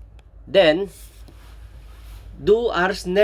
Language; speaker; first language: Swedish; non-native, learner; Filipino